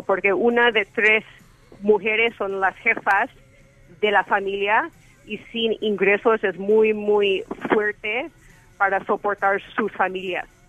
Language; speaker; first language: Spanish; early bilingual, heritage; English